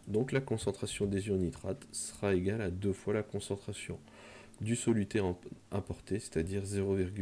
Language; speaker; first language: French; native; French